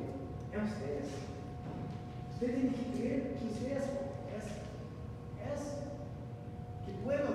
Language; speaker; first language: Spanish; non-native, learner; Portuguese